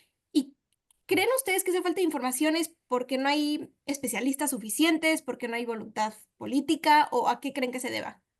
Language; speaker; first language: Spanish; native; Spanish